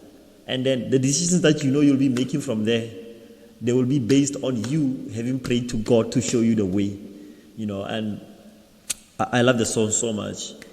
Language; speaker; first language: English; non-native, local second language; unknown